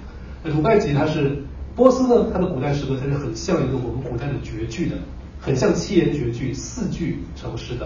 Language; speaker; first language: Chinese; native; Chinese